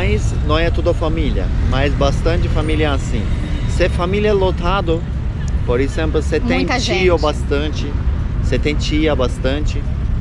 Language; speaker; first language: Portuguese; non-native, learner; Turkish